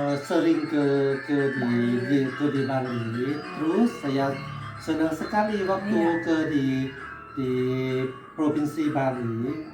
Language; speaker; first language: Indonesian; non-native, learner; Thai